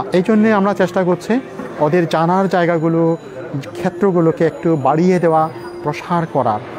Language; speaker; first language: Bangla; non-native, local second language; Garo